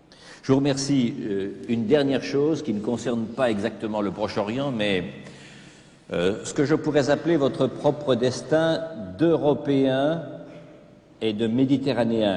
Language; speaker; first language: French; native; French